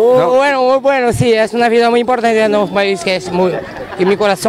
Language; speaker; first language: Portuguese; non-native, learner; Spanish